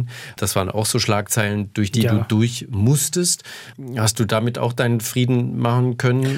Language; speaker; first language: German; native; German